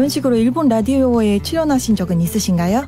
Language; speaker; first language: Korean; native; Korean